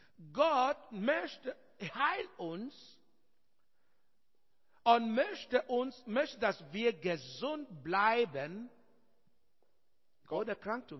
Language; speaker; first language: German; non-native, learner; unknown